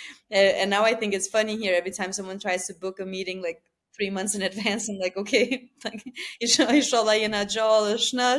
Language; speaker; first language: English; non-native, fluent; Albanian